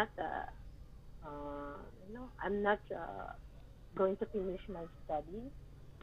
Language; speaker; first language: English; non-native, local second language; Hiligaynon